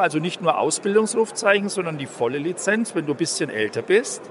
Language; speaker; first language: German; native; German